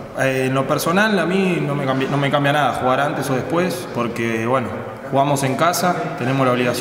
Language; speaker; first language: Spanish; native; Spanish